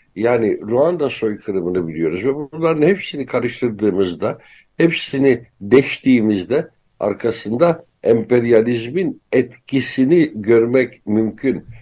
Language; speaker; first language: Turkish; native; Turkish